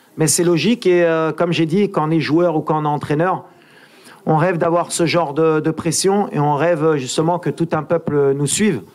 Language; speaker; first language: French; native; French